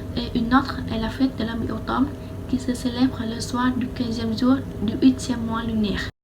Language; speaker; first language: French; non-native, fluent; Vietnamese